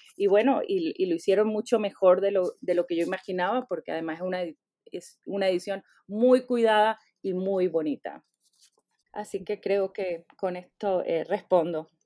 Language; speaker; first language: Spanish; native; Spanish